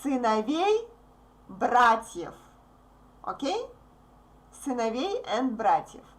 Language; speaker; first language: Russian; native; Russian